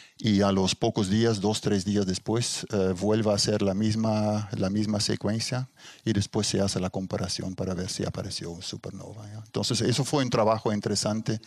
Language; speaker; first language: Spanish; non-native, fluent; Dutch